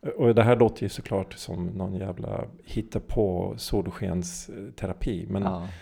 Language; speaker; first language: Swedish; native; Swedish